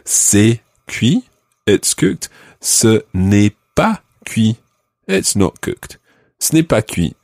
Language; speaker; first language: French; non-native, fluent; English